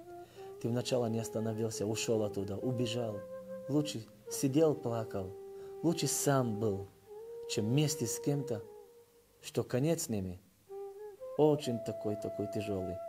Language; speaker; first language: Russian; early bilingual, heritage; Russian